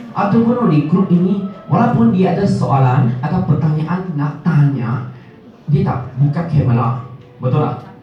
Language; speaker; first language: Malay; non-native, local second language; Min Nan Chinese